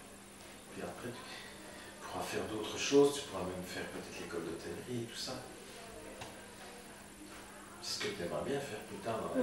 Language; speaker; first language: French; native; French